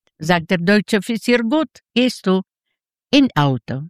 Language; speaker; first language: German; non-native, learner; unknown